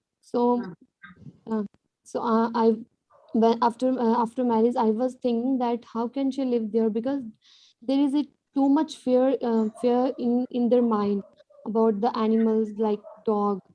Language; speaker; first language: English; non-native, learner; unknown